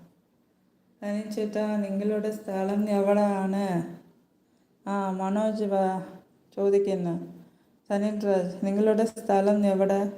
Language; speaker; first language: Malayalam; non-native, learner; Tamil